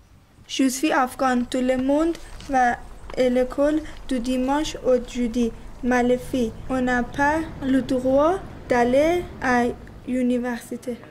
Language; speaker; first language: French; non-native, learner; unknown